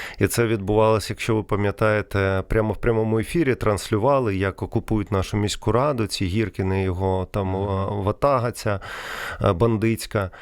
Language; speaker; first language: Ukrainian; non-native, local second language; Russian